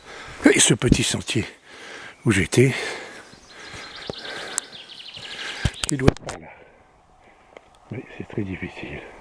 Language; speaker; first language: French; native; French